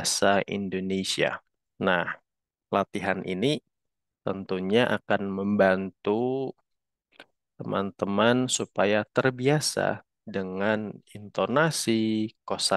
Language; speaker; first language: Indonesian; native; Indonesian